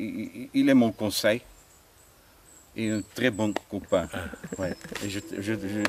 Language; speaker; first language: French; non-native, fluent; Dutch